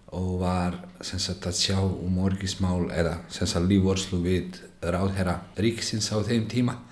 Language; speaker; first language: Icelandic; non-native, fluent; Bosnian